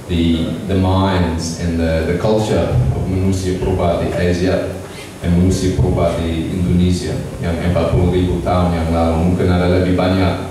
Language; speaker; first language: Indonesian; non-native, learner; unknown